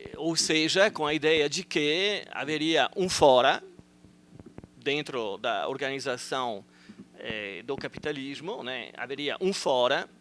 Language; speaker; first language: Portuguese; non-native, fluent; Italian